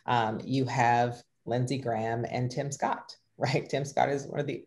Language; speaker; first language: English; native; English